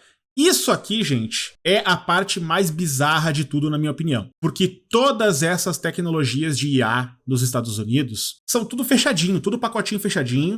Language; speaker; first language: Portuguese; native; Portuguese